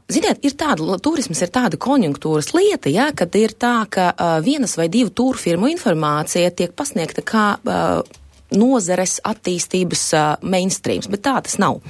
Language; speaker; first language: Latvian; non-native, local second language; Russian